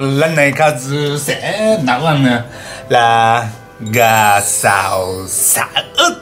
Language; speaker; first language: Vietnamese; non-native, learner; Japanese